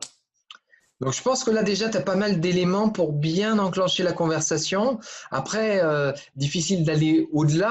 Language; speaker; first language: French; native; French